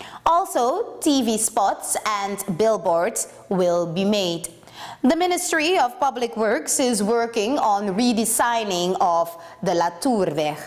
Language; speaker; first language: English; non-native, fluent; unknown